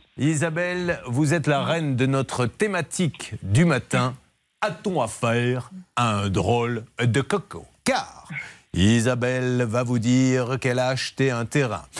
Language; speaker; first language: French; native; French